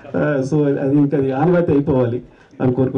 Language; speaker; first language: Telugu; native; Telugu